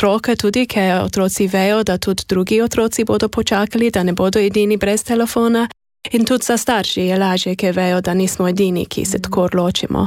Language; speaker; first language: Slovenian; non-native, fluent; English